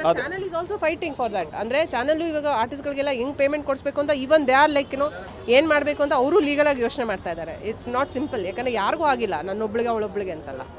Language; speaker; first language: Kannada; native; Kannada